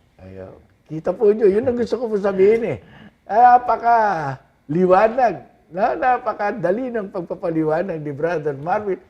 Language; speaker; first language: Filipino; native; Filipino